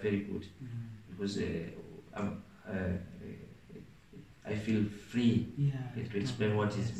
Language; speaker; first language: English; non-native, local second language; Swahili